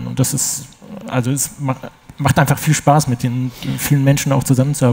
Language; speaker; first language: German; native; German